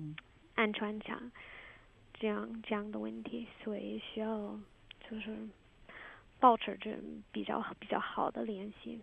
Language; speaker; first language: Chinese; non-native, fluent; English